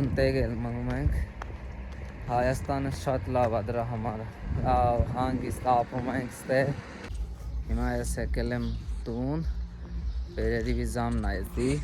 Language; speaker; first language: Armenian; non-native, learner; Hindi